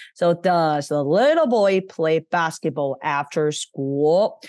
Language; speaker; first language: English; non-native, fluent; Chinese